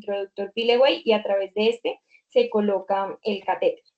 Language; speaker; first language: Spanish; native; Spanish